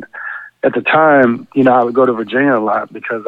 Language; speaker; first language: English; native; English